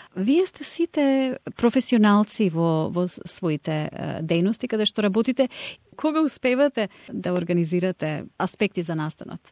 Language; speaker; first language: Macedonian; native; Macedonian